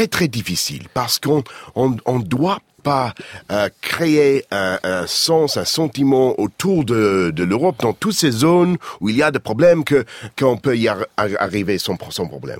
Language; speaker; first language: French; non-native, fluent; English